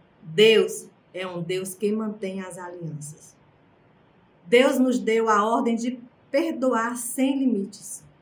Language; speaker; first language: Portuguese; native; Portuguese